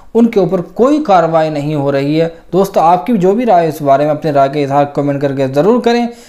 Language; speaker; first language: Hindi; native; Hindi